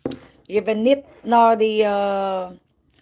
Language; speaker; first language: Dutch; non-native, learner; Filipino